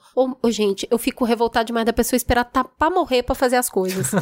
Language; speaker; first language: Portuguese; native; Portuguese